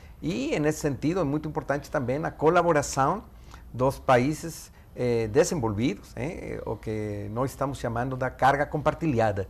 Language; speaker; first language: Portuguese; non-native, fluent; Spanish